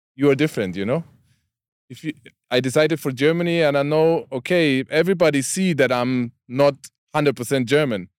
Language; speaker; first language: English; non-native, fluent; German